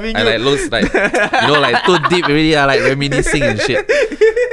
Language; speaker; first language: English; native; English